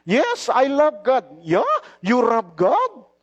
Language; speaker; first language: English; non-native, local second language; Filipino